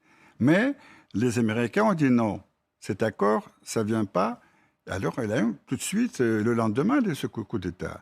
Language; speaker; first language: French; non-native, fluent; Russian